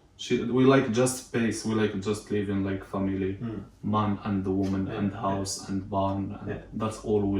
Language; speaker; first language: English; non-native, learner; Arabic